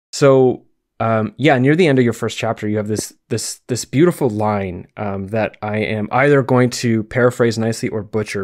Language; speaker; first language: English; native; English